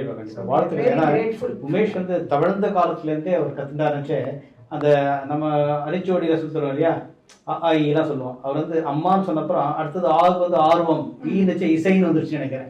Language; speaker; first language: Tamil; native; Tamil